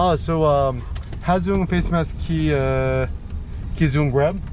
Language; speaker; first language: Vietnamese; non-native, learner; English